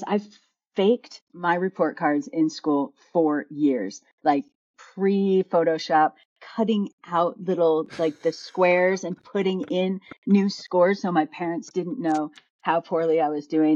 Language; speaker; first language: English; native; English